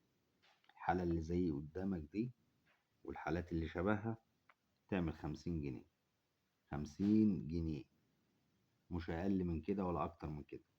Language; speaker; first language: Arabic; native; Arabic